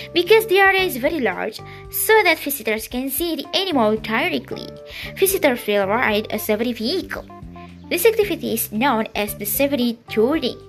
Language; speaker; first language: English; non-native, learner; Indonesian